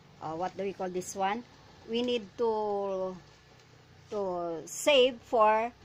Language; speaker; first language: English; non-native, local second language; Filipino